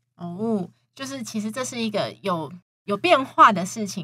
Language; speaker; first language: Chinese; native; Chinese